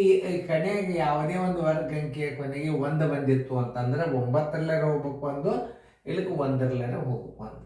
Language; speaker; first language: Kannada; native; Kannada